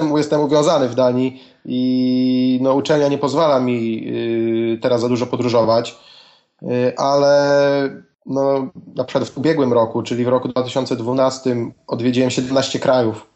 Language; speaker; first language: Polish; native; Polish